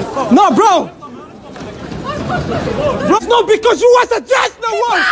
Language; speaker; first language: English; non-native, learner; French